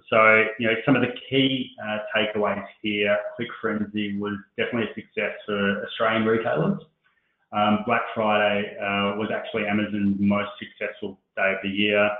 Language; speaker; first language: English; native; English